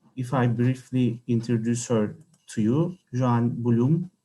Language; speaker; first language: English; non-native, fluent; Turkish